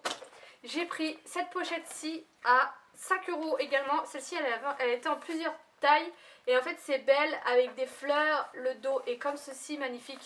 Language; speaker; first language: French; native; French